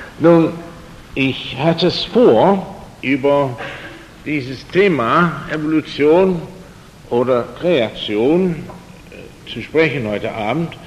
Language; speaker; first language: German; non-native, fluent; English